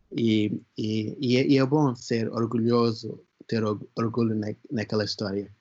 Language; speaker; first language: Portuguese; non-native, fluent; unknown